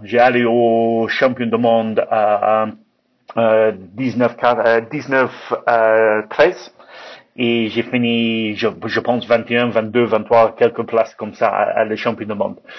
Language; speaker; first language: French; non-native, learner; English